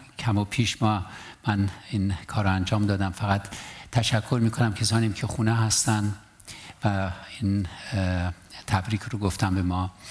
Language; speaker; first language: Persian; non-native, local second language; Armenian